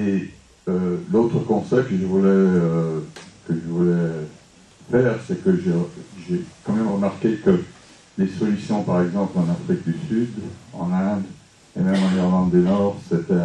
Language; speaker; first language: French; non-native, fluent; English